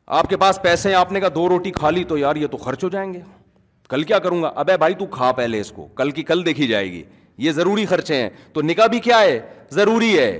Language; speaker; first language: Urdu; native; Urdu